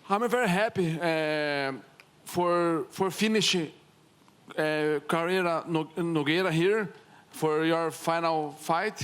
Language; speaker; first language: English; non-native, learner; Portuguese